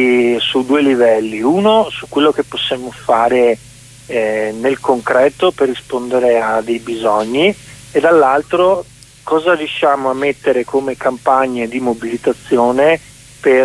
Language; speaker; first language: Italian; native; Italian